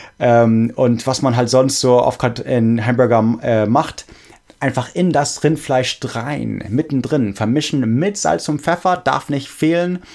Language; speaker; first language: German; non-native, fluent; English